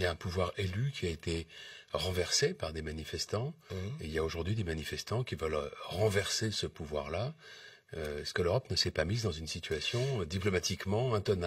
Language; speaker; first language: French; native; French